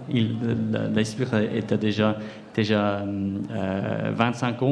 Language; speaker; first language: French; non-native, fluent; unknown